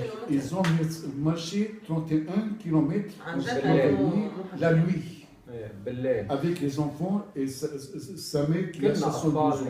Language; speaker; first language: French; non-native, fluent; Arabic